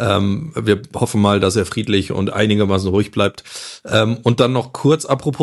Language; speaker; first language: German; native; German